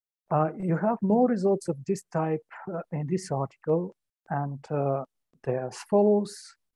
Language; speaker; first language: English; non-native, fluent; Bulgarian